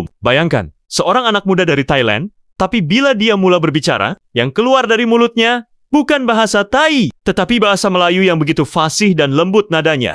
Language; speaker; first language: Malay; native; Malay